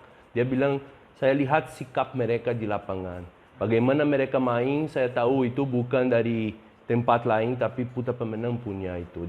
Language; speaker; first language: Indonesian; non-native, fluent; Portuguese